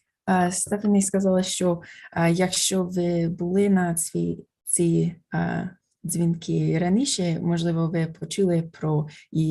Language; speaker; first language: Ukrainian; non-native, fluent; English